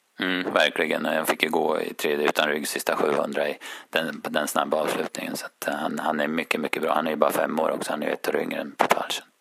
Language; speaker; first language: Swedish; native; Swedish